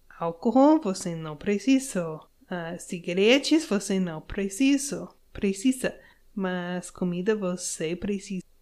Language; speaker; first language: Portuguese; non-native, learner; English